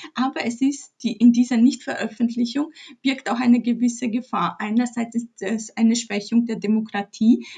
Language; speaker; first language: German; early bilingual, other home language; Polish